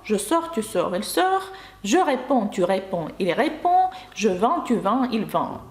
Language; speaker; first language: French; non-native, fluent; Russian